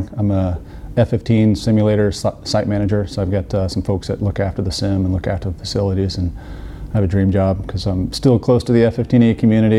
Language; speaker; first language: English; native; English